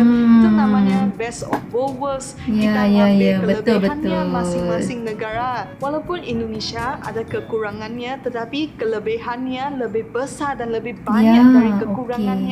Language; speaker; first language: Indonesian; non-native, fluent; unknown